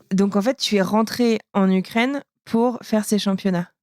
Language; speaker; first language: French; native; French